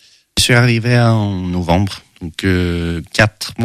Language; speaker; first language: French; non-native, learner; Swedish